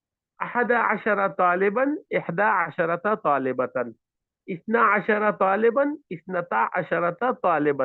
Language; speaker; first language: Arabic; non-native, fluent; Hindi